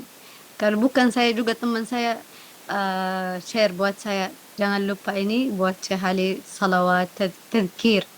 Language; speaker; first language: Indonesian; non-native, learner; Arabic